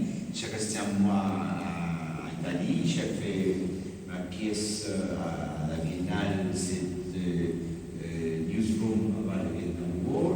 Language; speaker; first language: French; non-native, fluent; Spanish